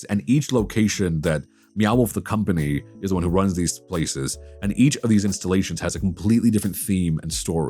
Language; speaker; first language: English; native; English